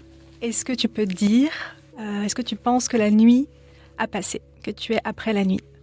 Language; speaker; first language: French; native; French